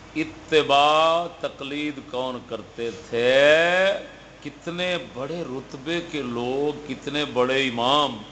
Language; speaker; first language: Urdu; non-native, local second language; Punjabi